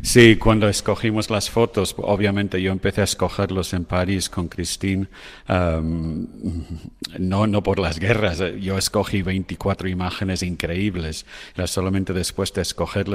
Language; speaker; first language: Spanish; non-native, fluent; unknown